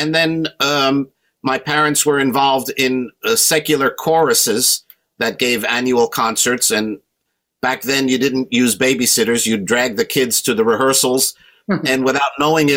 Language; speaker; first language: English; native; English